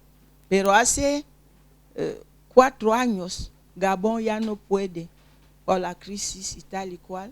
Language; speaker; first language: Spanish; non-native, fluent; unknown